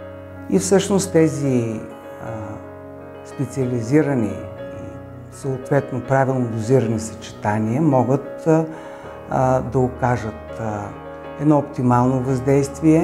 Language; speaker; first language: Bulgarian; native; Bulgarian